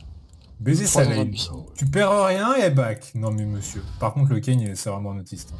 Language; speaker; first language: French; native; French